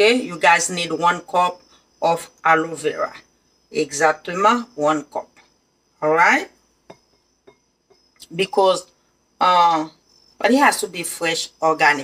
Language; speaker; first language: English; non-native, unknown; Haitian Creole